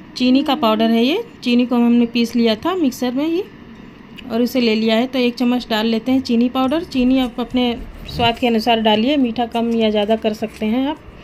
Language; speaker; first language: Hindi; native; Hindi